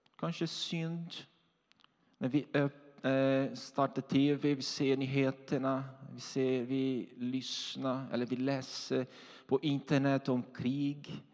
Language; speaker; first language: Swedish; non-native, fluent; Portuguese